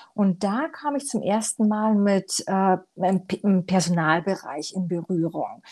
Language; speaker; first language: German; early bilingual, other home language; Romanian